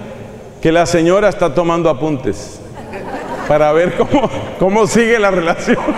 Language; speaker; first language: Spanish; native; Spanish